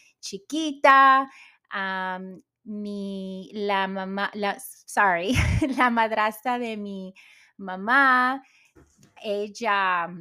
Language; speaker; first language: Spanish; early bilingual, heritage; Spanish